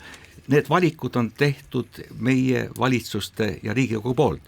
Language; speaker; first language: Estonian; native; Estonian